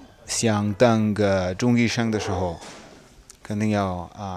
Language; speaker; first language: Chinese; non-native, fluent; Hungarian